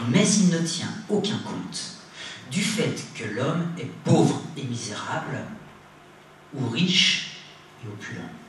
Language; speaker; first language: French; native; French